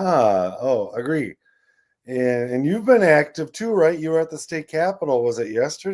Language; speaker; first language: English; native; English